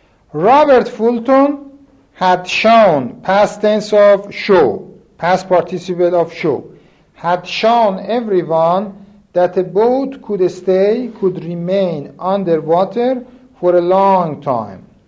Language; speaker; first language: English; non-native, fluent; Persian